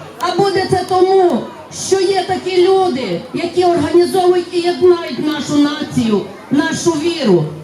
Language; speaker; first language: Ukrainian; native; Ukrainian